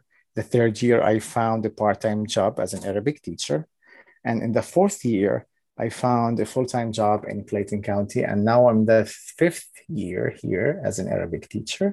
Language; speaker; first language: English; non-native, fluent; Arabic